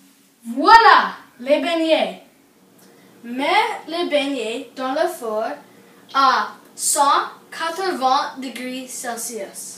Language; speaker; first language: French; non-native, learner; English